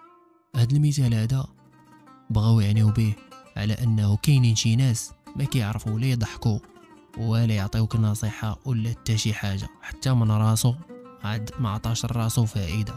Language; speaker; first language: Arabic; native; Arabic